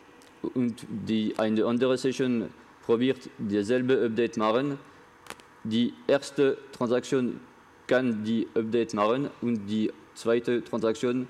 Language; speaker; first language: German; non-native, learner; French